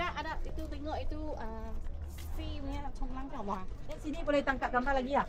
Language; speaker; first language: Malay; non-native, local second language; Chinese